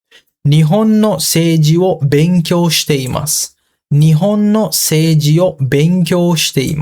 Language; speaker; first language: Japanese; non-native, fluent; Sinhala